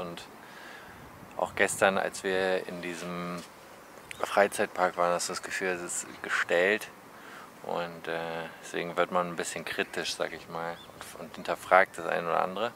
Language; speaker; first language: German; native; German